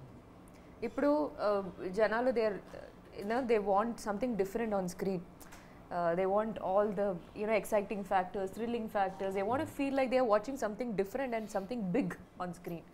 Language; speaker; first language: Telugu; non-native, learner; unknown